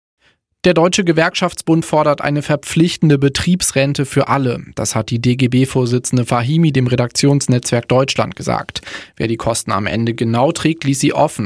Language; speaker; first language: German; native; German